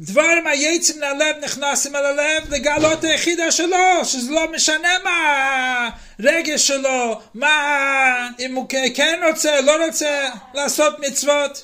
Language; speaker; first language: Hebrew; non-native, fluent; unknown